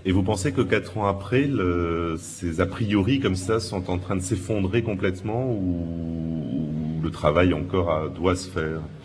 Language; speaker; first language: French; native; French